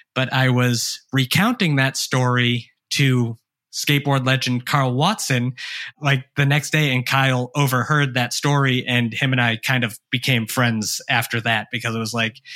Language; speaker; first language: English; native; English